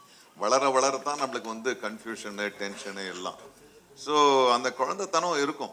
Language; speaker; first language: Tamil; native; Tamil